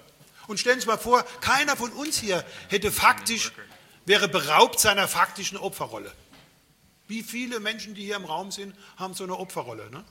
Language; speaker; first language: German; native; German